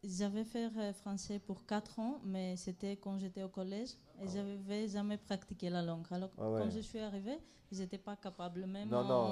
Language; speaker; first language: French; non-native, fluent; Greek